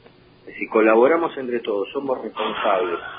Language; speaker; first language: Spanish; native; Spanish